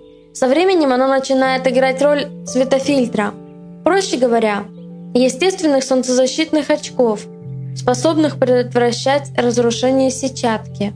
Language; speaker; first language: Russian; native; Russian